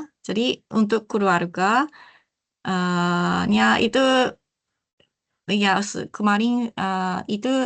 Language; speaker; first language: Indonesian; non-native, learner; Japanese